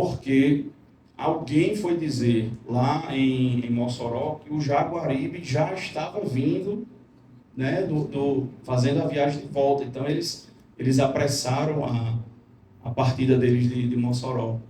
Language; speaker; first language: Portuguese; native; Portuguese